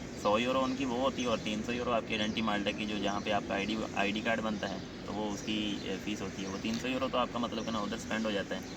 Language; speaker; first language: Urdu; non-native, local second language; Punjabi